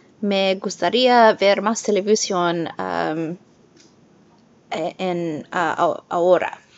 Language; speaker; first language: Spanish; non-native, learner; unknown